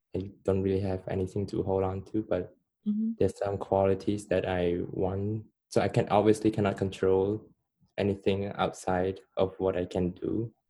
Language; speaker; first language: English; non-native, fluent; Khmer